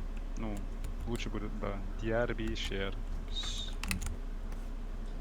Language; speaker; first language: Russian; non-native, learner; English